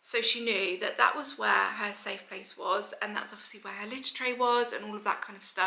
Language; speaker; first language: English; native; English